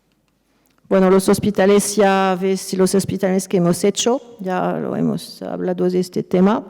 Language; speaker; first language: Spanish; non-native, fluent; French